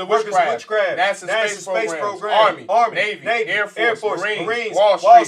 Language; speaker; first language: English; native; English